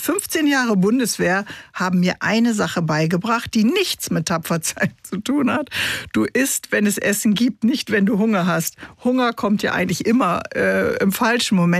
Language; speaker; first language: German; native; German